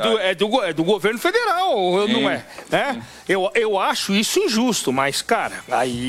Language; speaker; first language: Portuguese; native; Portuguese